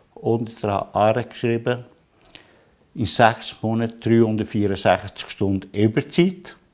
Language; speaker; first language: German; non-native, learner; Italian